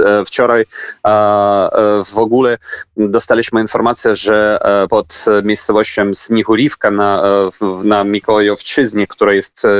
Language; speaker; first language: Polish; non-native, learner; Ukrainian